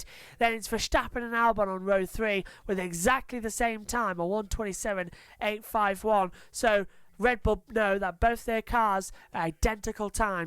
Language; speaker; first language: English; native; English